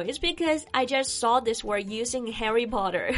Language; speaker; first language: English; non-native, fluent; Chinese